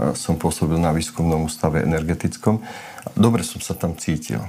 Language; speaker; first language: Slovak; non-native, local second language; Romany